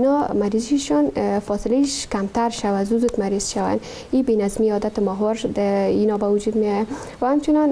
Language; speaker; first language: Persian; native; Persian